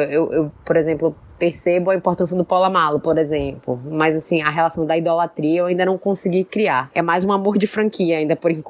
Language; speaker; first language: Portuguese; native; Portuguese